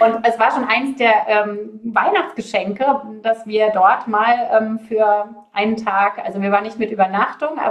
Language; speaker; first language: German; native; German